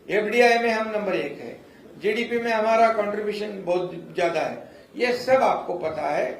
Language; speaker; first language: Hindi; non-native, local second language; Marathi